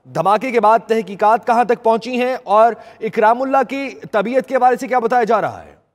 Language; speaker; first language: Urdu; native; Urdu